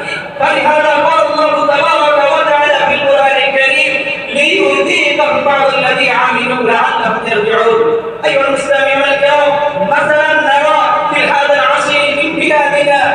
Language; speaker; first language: Arabic; non-native, learner; Bangla